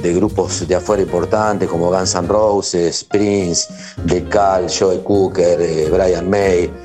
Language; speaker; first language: Spanish; native; Spanish